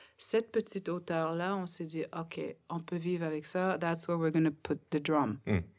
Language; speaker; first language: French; non-native, local second language; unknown